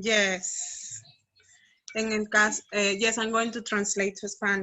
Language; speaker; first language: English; non-native, learner; Spanish